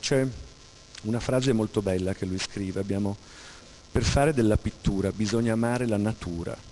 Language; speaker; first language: Italian; native; Italian